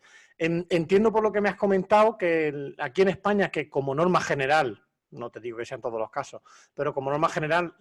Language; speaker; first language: Spanish; native; Spanish